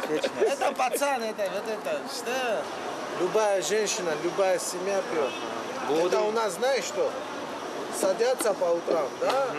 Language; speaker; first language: Russian; non-native, local second language; Georgian